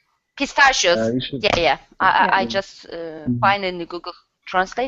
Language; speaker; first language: English; non-native, learner; Turkish